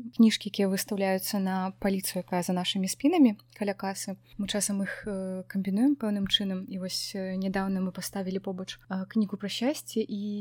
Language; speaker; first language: Belarusian; native; Belarusian